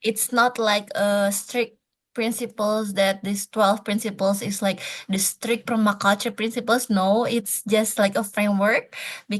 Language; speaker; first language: English; non-native, fluent; Indonesian